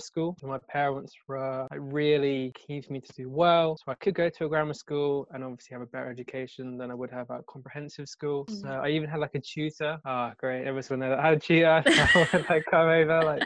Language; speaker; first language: English; native; English